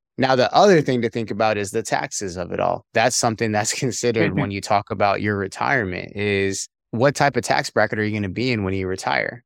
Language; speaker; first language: English; native; English